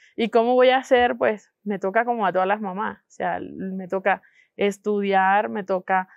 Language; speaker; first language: Spanish; non-native, local second language; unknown